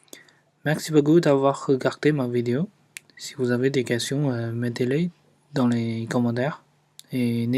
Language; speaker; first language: French; non-native, fluent; Chinese